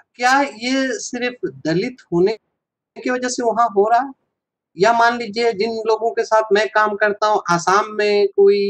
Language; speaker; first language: Hindi; non-native, local second language; Assamese